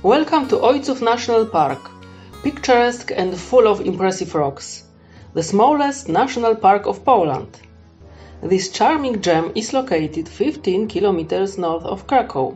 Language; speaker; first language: English; non-native, fluent; Polish